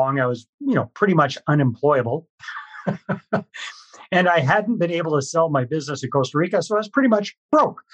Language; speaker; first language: English; native; English